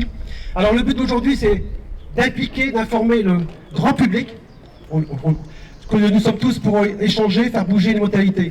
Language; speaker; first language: French; native; French